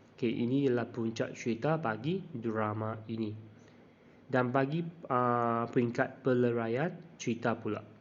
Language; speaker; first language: Malay; non-native, local second language; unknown